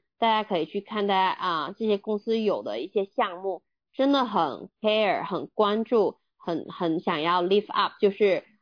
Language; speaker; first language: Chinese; native; Chinese